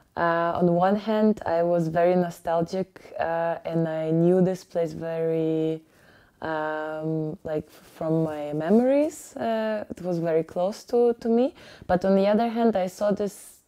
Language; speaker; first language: English; early bilingual, other home language; Ukrainian